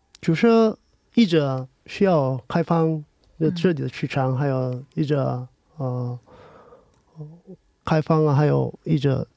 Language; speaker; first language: Chinese; non-native, learner; Korean